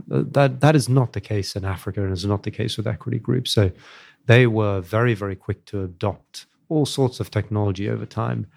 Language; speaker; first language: English; native; English